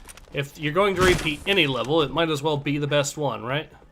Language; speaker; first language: English; native; English